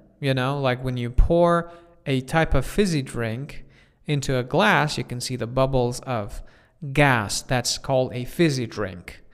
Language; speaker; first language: English; non-native, fluent; Persian